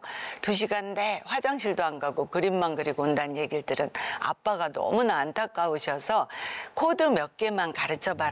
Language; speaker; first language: Korean; native; Korean